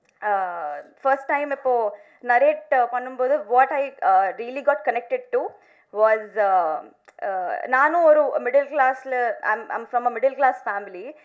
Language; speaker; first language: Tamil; non-native, learner; Telugu